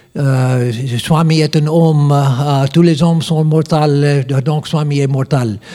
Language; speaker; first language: French; non-native, learner; English